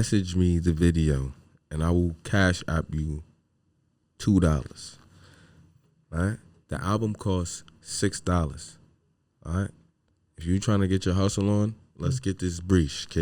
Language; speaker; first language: English; native; English